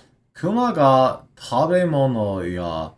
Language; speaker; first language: Japanese; non-native, learner; English